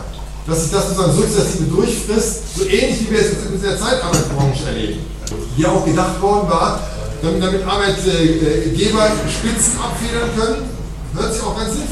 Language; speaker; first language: German; native; German